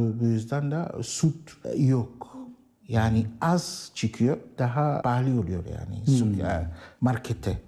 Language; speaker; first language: Turkish; non-native, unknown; Arabic